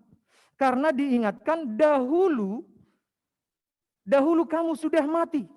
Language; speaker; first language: Indonesian; native; Indonesian